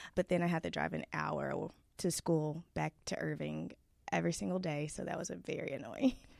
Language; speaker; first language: English; native; English